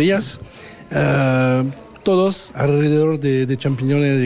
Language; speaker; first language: Spanish; non-native, learner; French